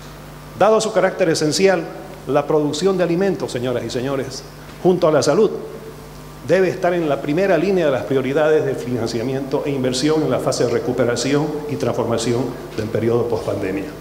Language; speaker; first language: Spanish; native; Spanish